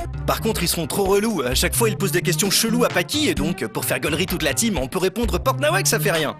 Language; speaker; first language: French; native; French